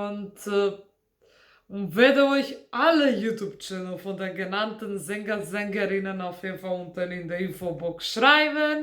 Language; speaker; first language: German; non-native, fluent; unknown